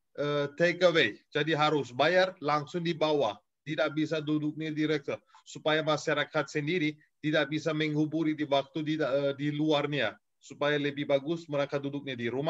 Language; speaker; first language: Indonesian; non-native, fluent; Turkish